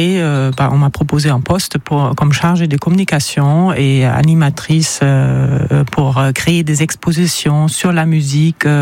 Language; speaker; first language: French; non-native, fluent; German